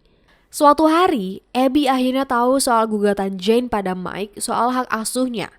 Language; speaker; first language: Indonesian; native; Indonesian